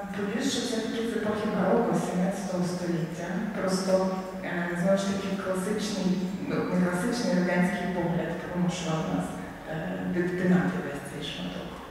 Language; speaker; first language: Polish; non-native, learner; Ukrainian